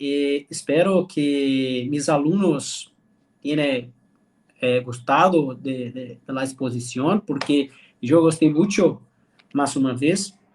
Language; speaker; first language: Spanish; non-native, learner; Portuguese